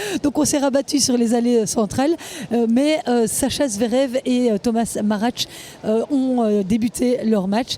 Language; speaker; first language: French; native; French